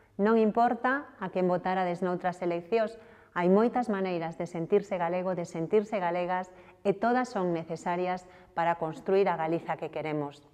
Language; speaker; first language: Galician; native; Galician